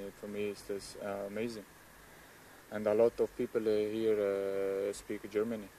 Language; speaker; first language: English; non-native, learner; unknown